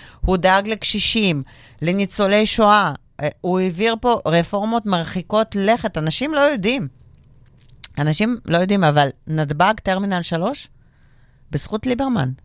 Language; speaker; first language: Hebrew; non-native, fluent; Russian